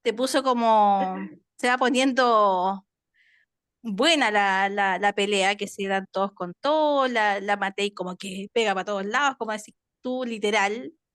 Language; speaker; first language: Spanish; native; Spanish